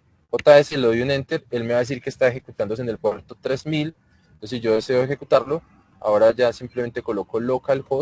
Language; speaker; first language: Spanish; native; Spanish